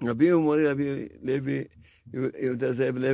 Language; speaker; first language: Hebrew; non-native, fluent; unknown